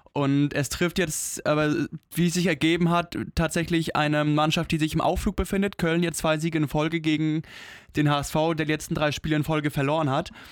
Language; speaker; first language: German; native; German